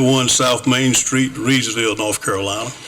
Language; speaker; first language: English; native; English